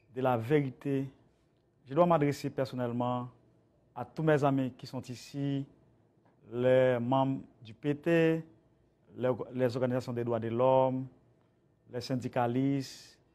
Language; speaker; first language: French; native; French